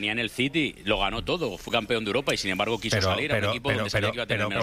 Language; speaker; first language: Spanish; native; Spanish